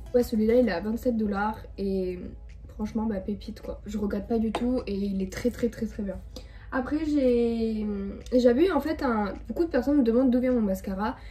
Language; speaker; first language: French; native; French